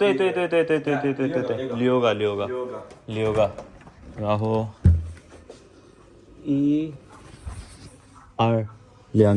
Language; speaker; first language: Chinese; non-native, learner; Urdu